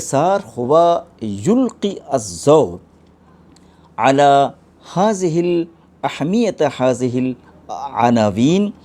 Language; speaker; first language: Arabic; non-native, fluent; Urdu